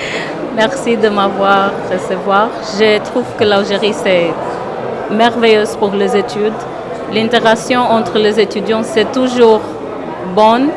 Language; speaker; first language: French; non-native, fluent; Portuguese